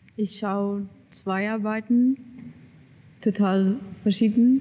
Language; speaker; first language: German; non-native, learner; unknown